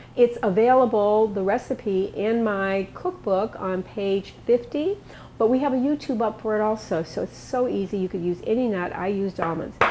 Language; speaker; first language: English; native; English